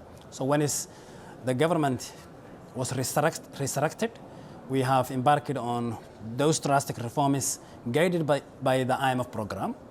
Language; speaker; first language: English; non-native, local second language; Somali